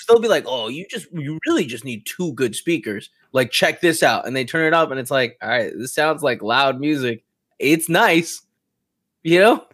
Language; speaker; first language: English; native; English